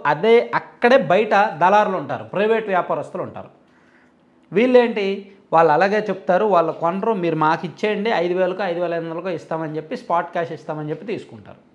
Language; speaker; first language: Telugu; native; Telugu